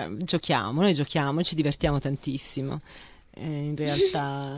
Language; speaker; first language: Italian; native; Italian